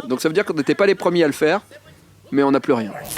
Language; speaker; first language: French; native; French